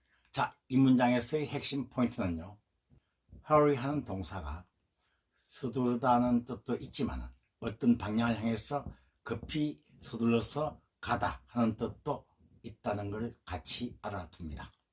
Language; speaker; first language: Korean; native; Korean